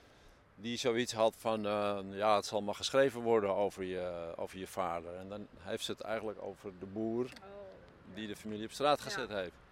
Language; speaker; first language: Dutch; native; Dutch